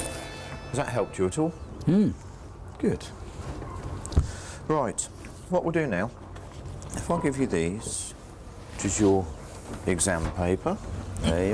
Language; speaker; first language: English; native; English